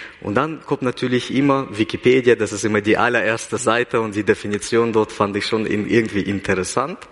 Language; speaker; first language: German; early bilingual, other home language; Russian